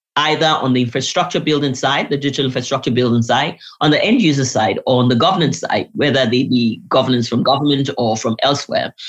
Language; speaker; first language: English; non-native, local second language; Yoruba